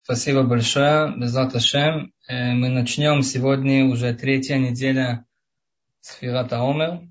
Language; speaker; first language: Russian; early bilingual, heritage; Russian